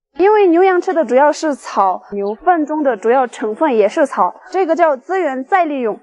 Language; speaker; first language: Chinese; non-native, local second language; Tibetan